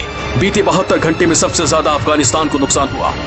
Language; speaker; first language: Hindi; native; Hindi